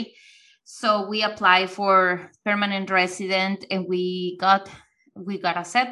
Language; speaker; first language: English; non-native, fluent; Spanish